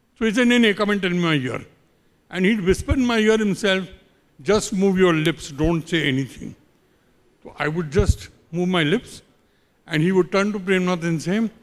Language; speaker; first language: Hindi; native; Hindi